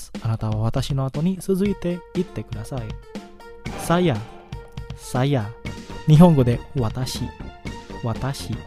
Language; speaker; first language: Japanese; non-native, fluent; Indonesian